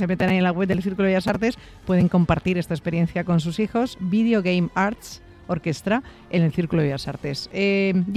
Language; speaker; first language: Spanish; native; Spanish